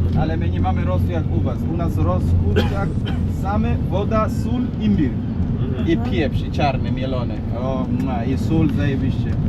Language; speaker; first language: Polish; non-native, learner; Swahili